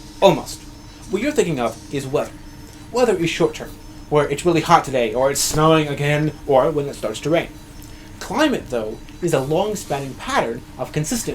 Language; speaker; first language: English; native; English